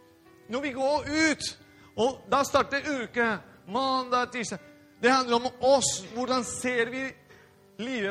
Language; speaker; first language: Norwegian; non-native, fluent; Spanish